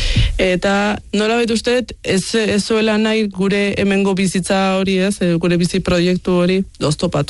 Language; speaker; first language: Basque; early bilingual, other home language; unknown